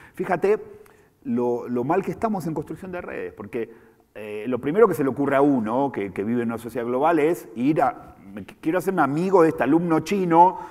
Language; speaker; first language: Spanish; native; Spanish